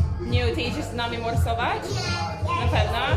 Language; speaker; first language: Polish; non-native, learner; English